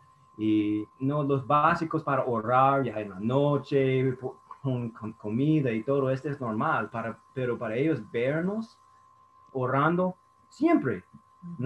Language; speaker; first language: Spanish; non-native, fluent; English